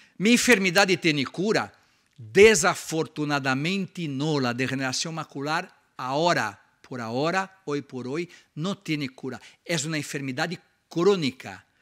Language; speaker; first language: Portuguese; native; Portuguese